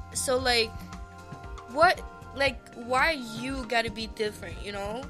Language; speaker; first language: English; non-native, local second language; French